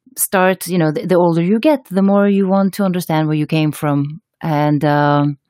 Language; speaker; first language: English; non-native, fluent; Hebrew